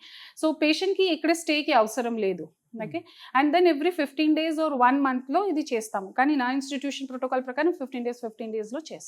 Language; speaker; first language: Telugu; non-native, fluent; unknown